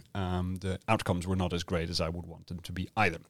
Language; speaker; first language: English; non-native, fluent; Dutch